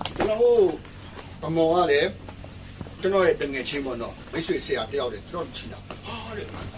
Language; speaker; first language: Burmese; non-native, local second language; Kachin